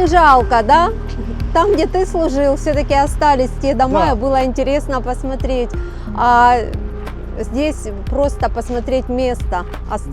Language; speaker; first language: Russian; native; Russian